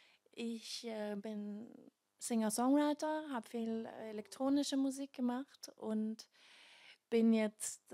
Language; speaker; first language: German; non-native, fluent; Danish